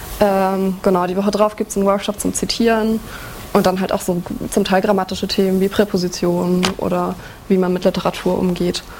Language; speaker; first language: German; native; German